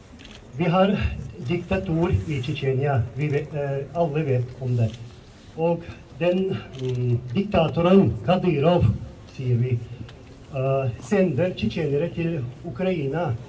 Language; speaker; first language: Norwegian; non-native, fluent; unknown